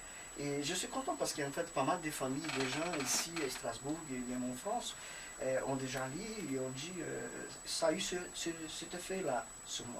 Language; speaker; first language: French; non-native, fluent; Portuguese